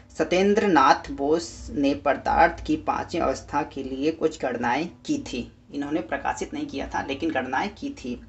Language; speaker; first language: Hindi; native; Hindi